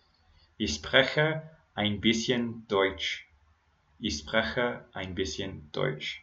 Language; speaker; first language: German; non-native, learner; English